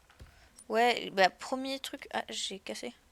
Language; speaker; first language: French; native; French